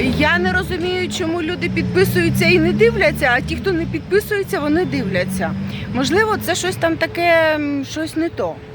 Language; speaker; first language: Ukrainian; native; Ukrainian